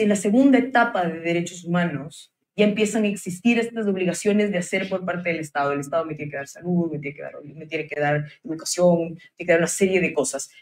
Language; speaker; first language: Spanish; native; Spanish